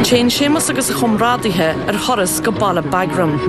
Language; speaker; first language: Irish; native; Irish